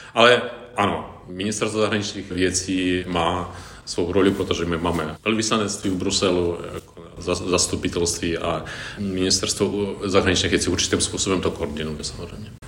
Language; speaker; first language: Czech; non-native, fluent; Ukrainian